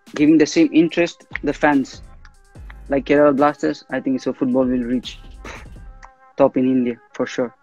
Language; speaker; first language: English; non-native, local second language; Tamil